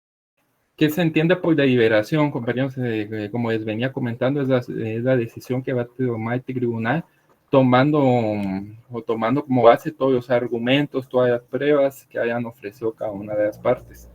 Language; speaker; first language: Spanish; native; Spanish